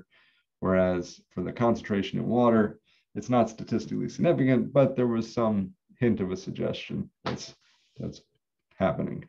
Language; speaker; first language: English; native; English